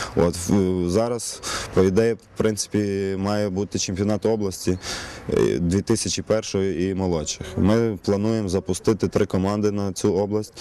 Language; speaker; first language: Ukrainian; native; Ukrainian